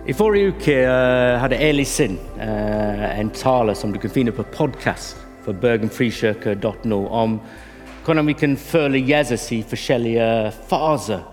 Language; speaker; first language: Norwegian; non-native, fluent; English